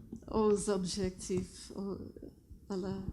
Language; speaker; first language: French; non-native, fluent; English